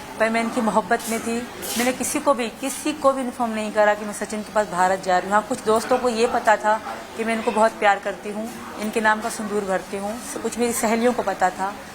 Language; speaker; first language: Urdu; non-native, local second language; Sindhi